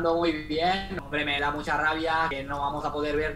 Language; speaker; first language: Spanish; non-native, fluent; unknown